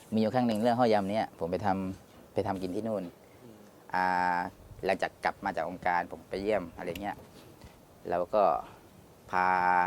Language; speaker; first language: Thai; non-native, local second language; Pattani Malay